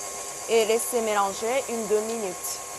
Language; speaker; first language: French; non-native, learner; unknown